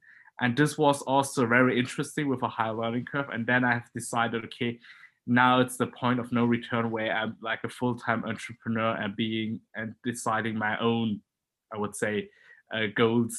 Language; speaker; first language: English; non-native, fluent; German